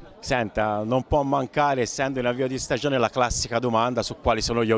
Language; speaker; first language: Italian; native; Italian